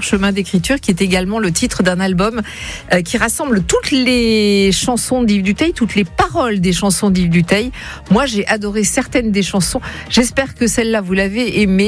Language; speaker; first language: French; native; French